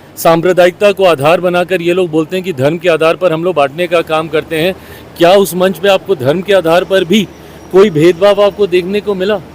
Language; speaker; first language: Hindi; native; Hindi